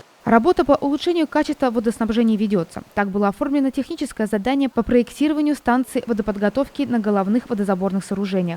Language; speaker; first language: Russian; native; Russian